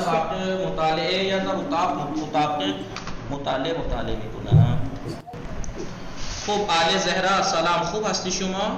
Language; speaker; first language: Persian; non-native, fluent; Urdu